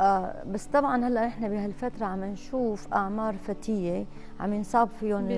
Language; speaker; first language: Arabic; native; Arabic